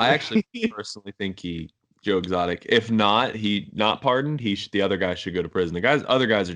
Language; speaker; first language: English; native; English